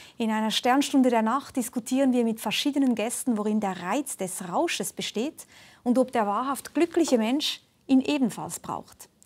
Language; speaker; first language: German; native; German